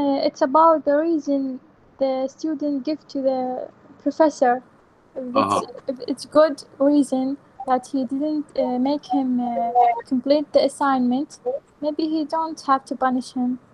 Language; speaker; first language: English; non-native, learner; Arabic